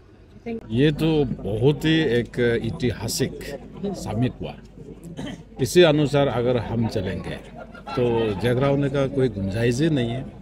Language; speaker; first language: Hindi; non-native, local second language; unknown